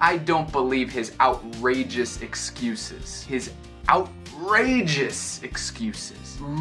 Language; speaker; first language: English; native; English